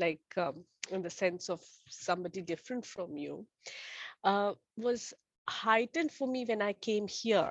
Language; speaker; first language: English; non-native, local second language; Bangla